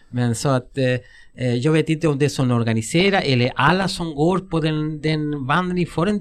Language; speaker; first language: Swedish; non-native, fluent; Spanish